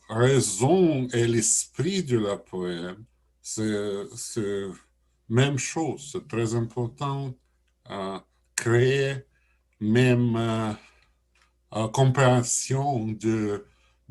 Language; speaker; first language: French; non-native, learner; Russian